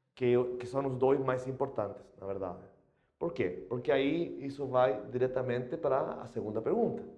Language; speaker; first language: Portuguese; non-native, fluent; Spanish